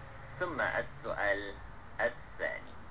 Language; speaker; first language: Arabic; non-native, fluent; Malay